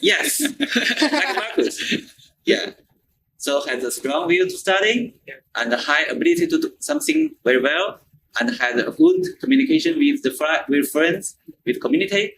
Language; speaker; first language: English; non-native, learner; Chinese